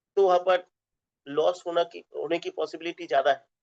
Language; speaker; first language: Hindi; non-native, local second language; Bangla